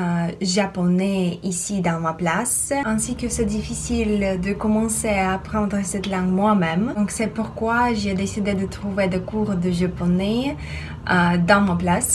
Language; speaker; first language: French; non-native, fluent; Russian